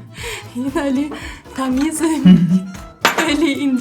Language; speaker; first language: Persian; non-native, learner; Russian